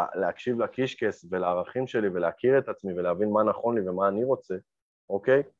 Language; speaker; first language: Hebrew; early bilingual, other home language; Romanian